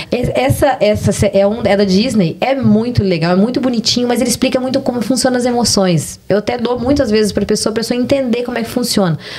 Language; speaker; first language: Portuguese; native; Portuguese